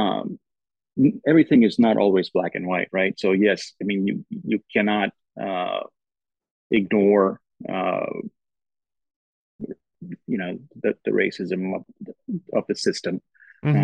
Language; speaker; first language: English; non-native, local second language; Gujarati